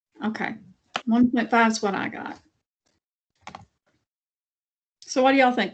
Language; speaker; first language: English; native; English